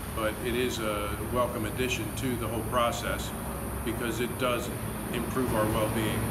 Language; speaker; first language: English; native; English